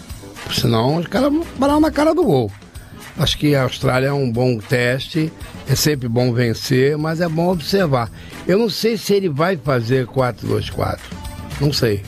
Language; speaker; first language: Portuguese; native; Portuguese